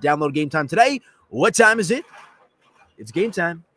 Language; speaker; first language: English; native; English